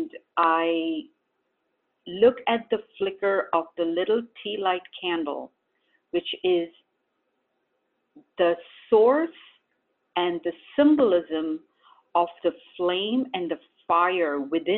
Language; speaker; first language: English; non-native, local second language; Gujarati